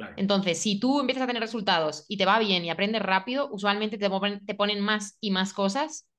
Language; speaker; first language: Spanish; native; Spanish